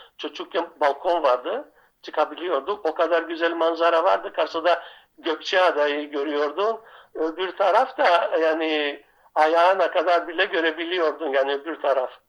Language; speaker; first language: Turkish; non-native, local second language; Greek